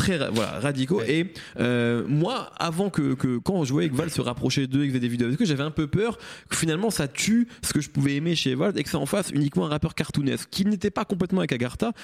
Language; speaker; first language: French; native; French